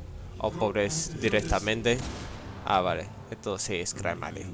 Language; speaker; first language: Spanish; native; Spanish